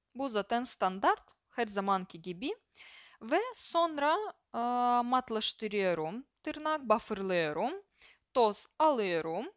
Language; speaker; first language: Turkish; non-native, fluent; Russian